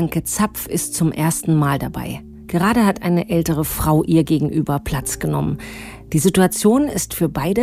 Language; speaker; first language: German; native; German